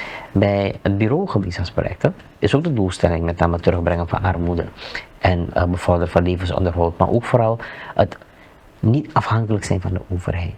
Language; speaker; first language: Dutch; native; Dutch